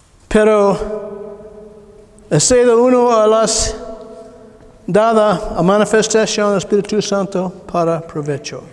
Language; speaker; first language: Spanish; non-native, learner; English